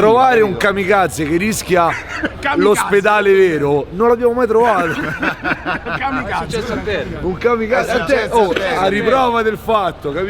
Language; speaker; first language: Italian; native; Italian